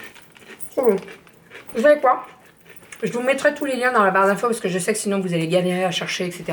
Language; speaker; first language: French; native; French